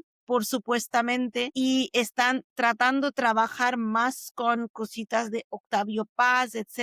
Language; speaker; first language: Spanish; non-native, fluent; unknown